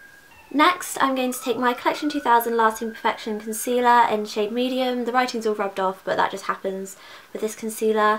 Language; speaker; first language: English; native; English